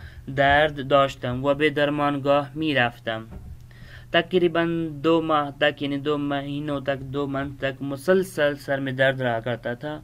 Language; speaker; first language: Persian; non-native, fluent; Urdu